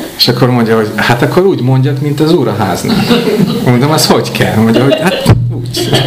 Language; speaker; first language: Hungarian; non-native, fluent; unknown